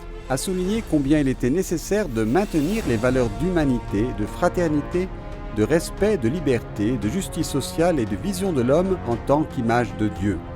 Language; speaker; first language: French; native; French